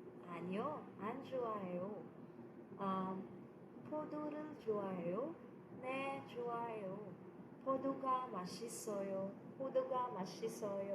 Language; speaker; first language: Korean; non-native, fluent; Filipino